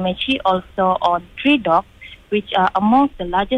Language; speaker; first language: English; non-native, local second language; Malay